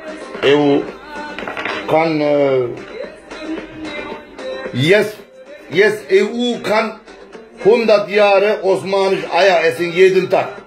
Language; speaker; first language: German; non-native, learner; Turkish